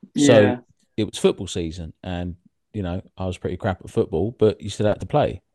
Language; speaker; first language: English; native; English